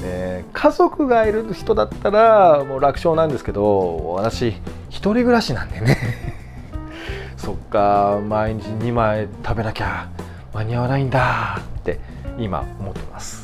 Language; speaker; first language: Japanese; native; Japanese